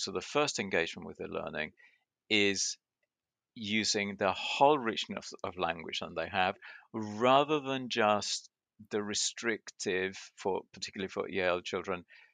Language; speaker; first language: English; early bilingual, other home language; Spanish